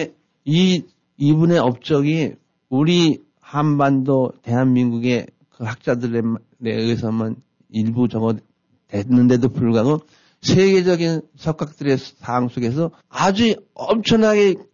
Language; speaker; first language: Korean; native; Korean